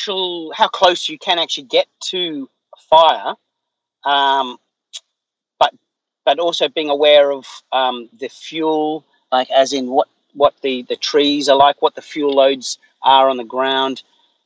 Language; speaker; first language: English; native; English